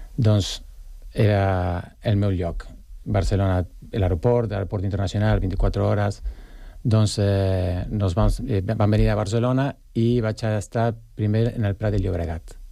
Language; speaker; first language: Catalan; non-native, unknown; Spanish